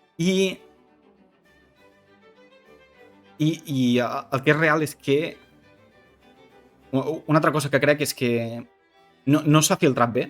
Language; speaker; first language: Catalan; native; Catalan